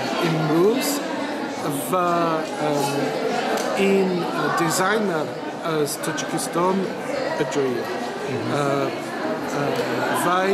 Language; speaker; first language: Persian; non-native, learner; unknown